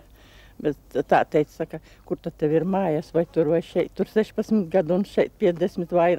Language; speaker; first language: Latvian; native; Latvian